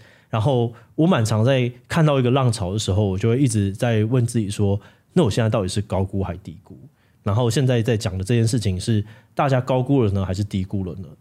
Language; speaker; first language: Chinese; native; Chinese